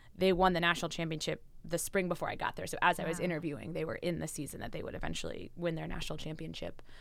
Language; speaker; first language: English; native; English